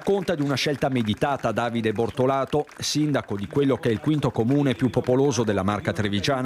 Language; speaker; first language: Italian; native; Italian